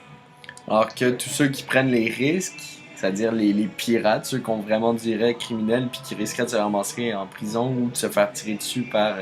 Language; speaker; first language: French; native; French